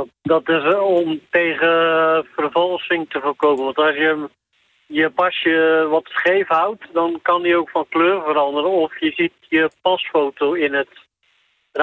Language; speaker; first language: Dutch; native; Dutch